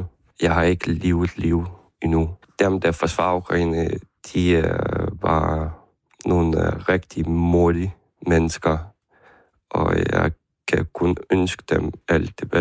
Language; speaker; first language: Danish; non-native, learner; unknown